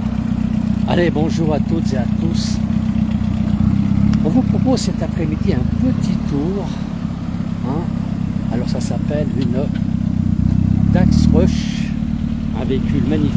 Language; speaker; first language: French; native; French